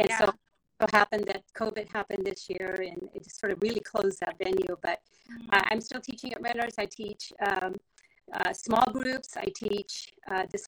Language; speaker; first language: English; non-native, fluent; Spanish